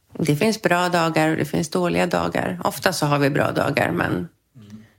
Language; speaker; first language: Swedish; native; Swedish